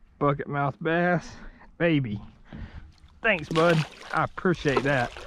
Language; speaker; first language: English; native; English